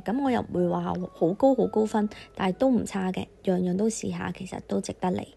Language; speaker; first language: Cantonese; native; Cantonese